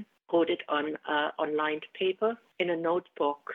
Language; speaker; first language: English; non-native, fluent; German